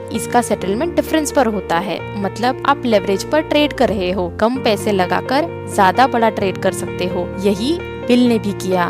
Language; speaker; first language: Hindi; native; Hindi